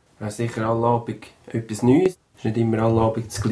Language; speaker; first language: German; native; German